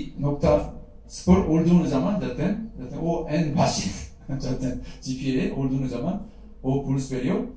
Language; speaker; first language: Turkish; non-native, fluent; Korean